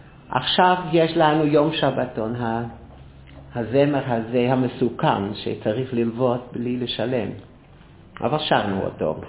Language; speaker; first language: Hebrew; non-native, fluent; Dutch